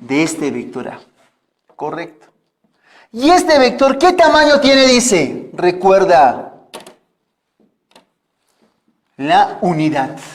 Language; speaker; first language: Spanish; native; Spanish